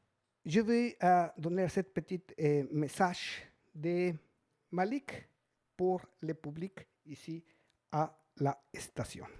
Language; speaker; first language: French; non-native, learner; Spanish